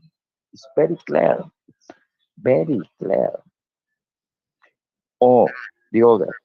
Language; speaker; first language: English; non-native, learner; Spanish